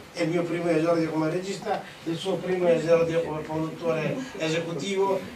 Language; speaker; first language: Italian; non-native, fluent; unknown